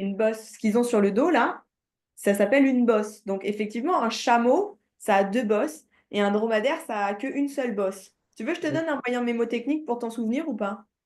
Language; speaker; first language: French; native; French